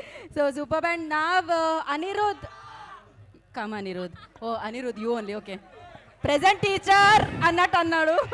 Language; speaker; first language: Telugu; native; Telugu